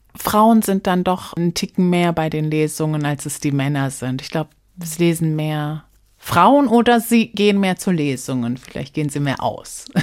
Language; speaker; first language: German; early bilingual, other home language; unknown